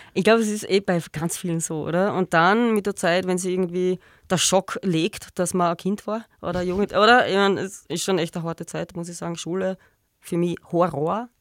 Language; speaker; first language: German; native; German